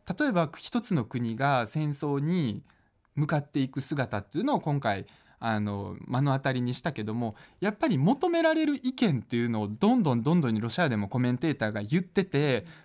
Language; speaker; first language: Japanese; early bilingual, other home language; Russian